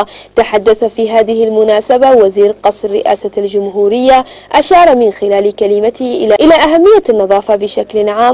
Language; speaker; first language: Arabic; non-native, local second language; Somali